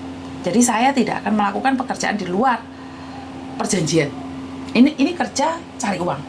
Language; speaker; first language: Indonesian; non-native, local second language; Javanese